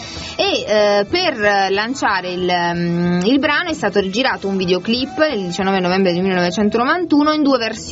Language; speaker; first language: Italian; native; Italian